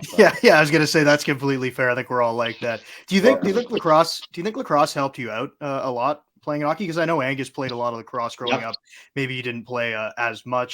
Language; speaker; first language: English; native; English